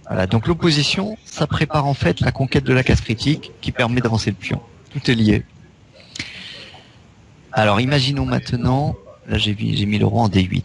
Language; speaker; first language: French; native; French